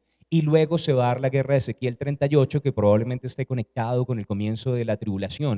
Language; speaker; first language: Spanish; native; Spanish